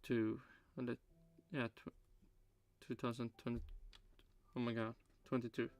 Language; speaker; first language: English; non-native, fluent; Swedish